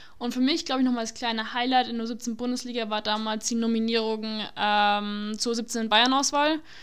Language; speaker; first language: German; native; German